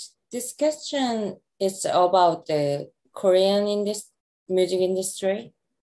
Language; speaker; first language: English; non-native, learner; Korean